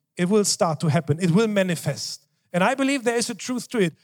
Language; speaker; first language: English; non-native, fluent; German